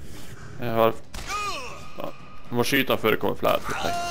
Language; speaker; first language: Swedish; non-native, learner; Norwegian